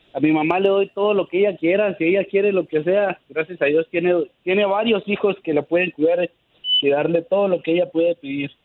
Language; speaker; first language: Spanish; native; Spanish